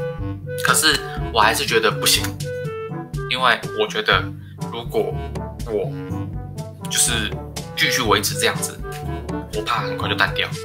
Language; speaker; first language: Chinese; native; Chinese